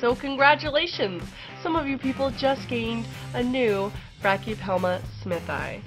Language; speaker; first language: English; native; English